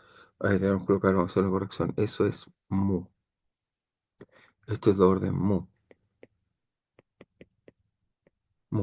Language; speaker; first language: Spanish; native; Spanish